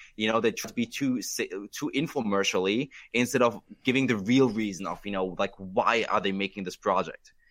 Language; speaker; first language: English; non-native, fluent; German